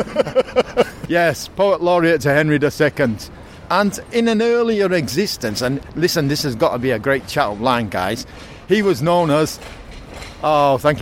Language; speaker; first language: English; native; English